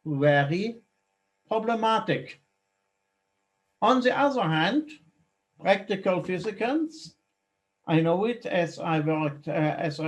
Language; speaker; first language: English; non-native, fluent; German